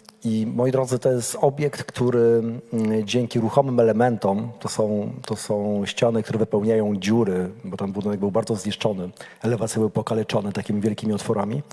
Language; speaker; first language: Polish; native; Polish